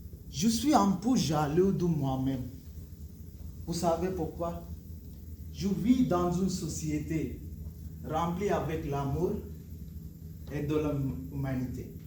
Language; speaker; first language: French; non-native, learner; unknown